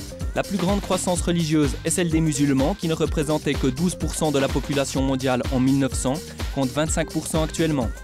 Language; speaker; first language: French; native; French